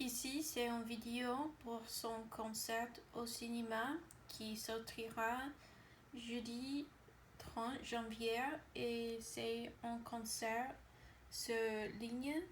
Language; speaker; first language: French; non-native, learner; English